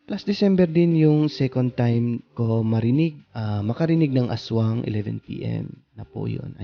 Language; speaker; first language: Filipino; non-native, local second language; Cebuano